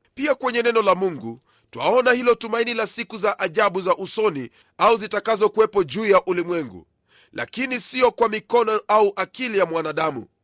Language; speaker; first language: Swahili; non-native, local second language; Luyia